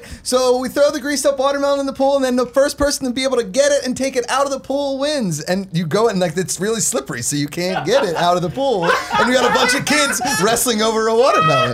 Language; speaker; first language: English; native; English